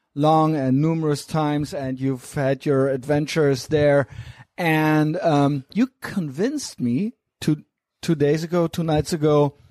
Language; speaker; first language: English; non-native, fluent; German